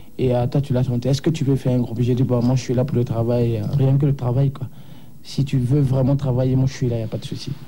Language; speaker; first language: French; non-native, local second language; Bambara